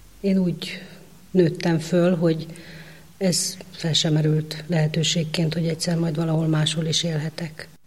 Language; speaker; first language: Hungarian; native; Hungarian